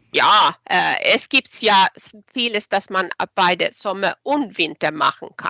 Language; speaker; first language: German; non-native, fluent; Swedish